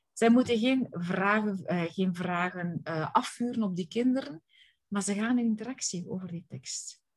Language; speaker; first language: Dutch; native; Dutch